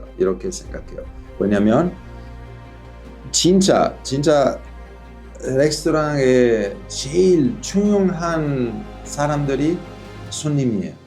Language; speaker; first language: Korean; non-native, learner; Italian